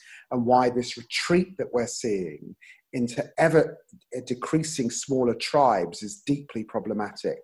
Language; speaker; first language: English; native; English